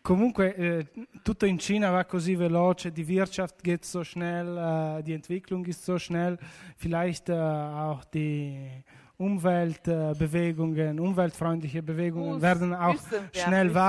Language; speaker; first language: German; non-native, local second language; Italian